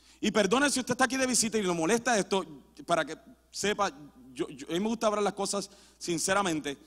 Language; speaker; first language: Spanish; early bilingual, heritage; Spanish